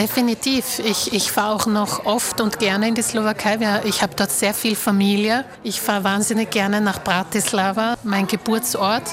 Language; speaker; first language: German; early bilingual, other home language; Slovak